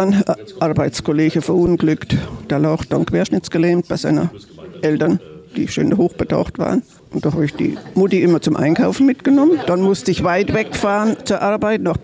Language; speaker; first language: German; native; German